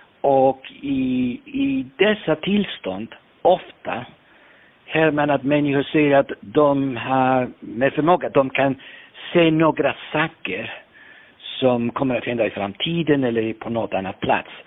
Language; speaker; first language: Swedish; non-native, fluent; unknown